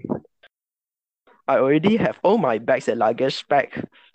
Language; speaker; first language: English; non-native, local second language; Chinese